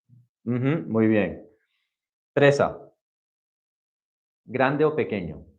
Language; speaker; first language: Spanish; non-native, fluent; English